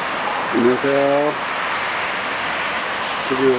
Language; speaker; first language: Korean; non-native, learner; English